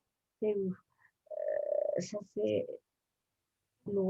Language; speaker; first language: French; non-native, learner; Spanish